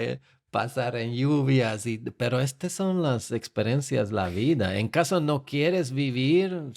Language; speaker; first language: Spanish; non-native, fluent; Slovak